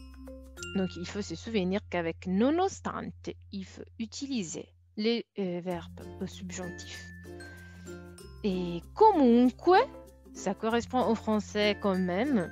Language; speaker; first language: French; non-native, fluent; Italian